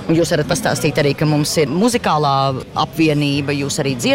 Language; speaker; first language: Latvian; native; Latvian